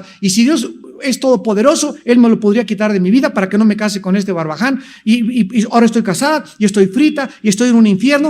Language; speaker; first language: Spanish; native; Spanish